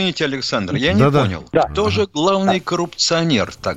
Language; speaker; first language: Russian; native; Russian